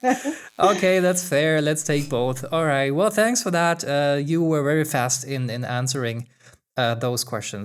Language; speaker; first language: English; non-native, fluent; German